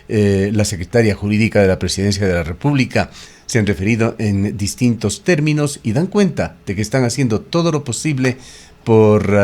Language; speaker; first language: Spanish; native; Spanish